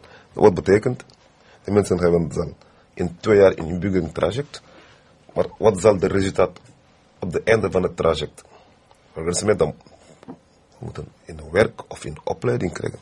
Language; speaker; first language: Dutch; non-native, fluent; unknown